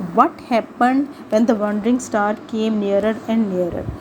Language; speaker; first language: English; non-native, local second language; Urdu